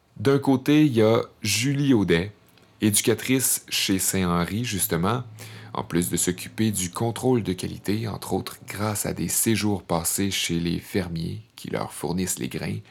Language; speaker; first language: French; native; French